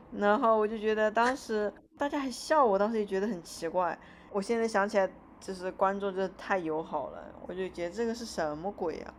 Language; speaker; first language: Chinese; native; Chinese